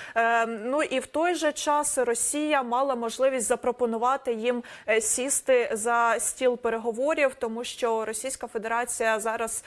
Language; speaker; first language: Ukrainian; native; Ukrainian